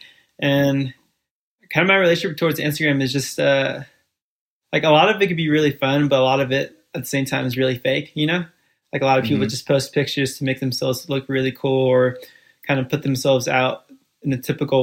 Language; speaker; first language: English; early bilingual, other home language; Spanish